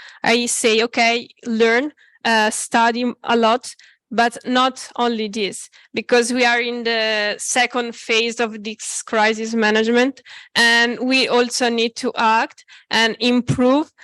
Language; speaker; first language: English; non-native, fluent; Italian